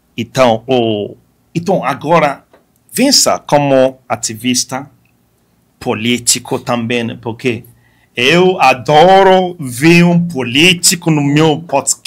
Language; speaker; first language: Portuguese; non-native, fluent; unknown